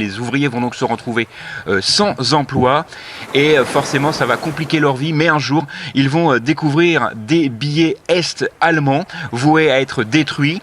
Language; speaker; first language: French; native; French